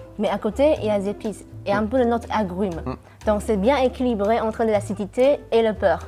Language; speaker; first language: French; non-native, fluent; Chinese